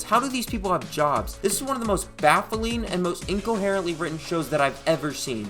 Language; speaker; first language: English; native; English